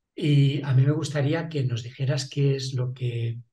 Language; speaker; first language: Spanish; non-native, local second language; Catalan